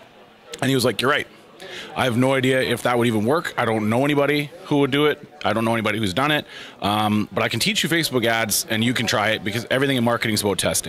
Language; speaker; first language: English; native; English